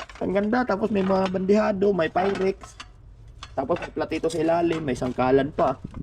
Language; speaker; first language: Filipino; native; Filipino